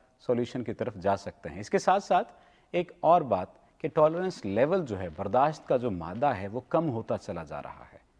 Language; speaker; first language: Urdu; native; Urdu